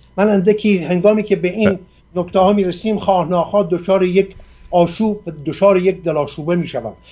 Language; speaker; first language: Persian; non-native, local second language; Assyrian Neo-Aramaic